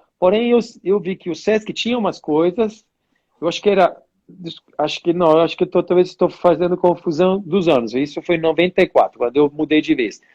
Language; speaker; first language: Portuguese; non-native, fluent; Italian